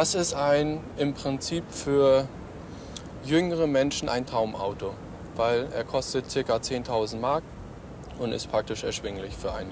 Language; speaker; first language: German; native; German